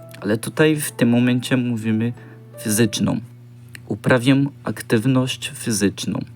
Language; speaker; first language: Polish; non-native, learner; Portuguese